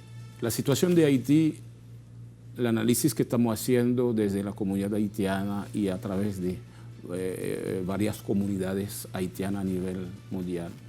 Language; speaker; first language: Spanish; non-native, fluent; Haitian Creole